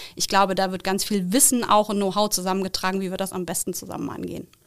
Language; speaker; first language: German; native; German